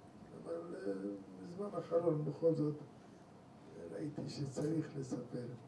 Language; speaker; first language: Hebrew; non-native, fluent; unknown